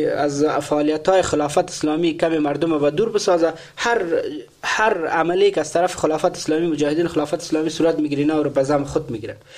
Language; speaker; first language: Persian; native; Persian